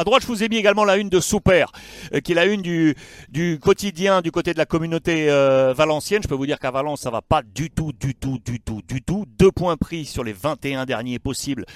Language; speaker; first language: French; native; French